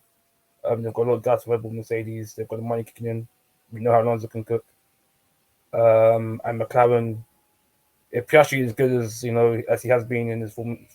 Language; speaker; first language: English; native; English